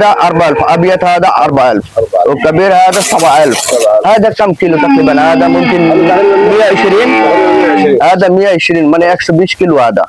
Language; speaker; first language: Arabic; non-native, learner; Bangla